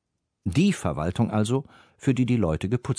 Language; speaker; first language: German; native; German